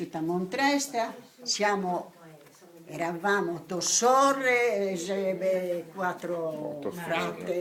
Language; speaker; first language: Italian; non-native, local second language; Sardinian